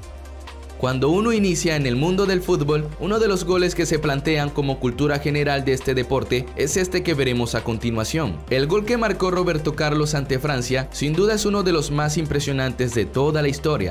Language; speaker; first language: Spanish; native; Spanish